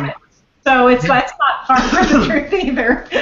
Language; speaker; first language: English; native; English